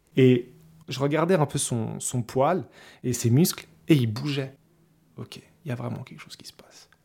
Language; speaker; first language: French; early bilingual, other home language; Spanish